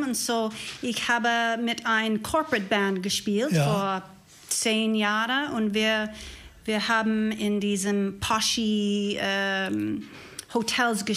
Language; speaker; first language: German; non-native, learner; English